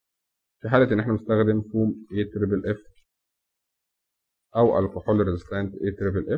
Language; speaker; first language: Arabic; native; Arabic